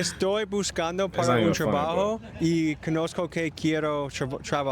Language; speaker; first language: Spanish; non-native, learner; English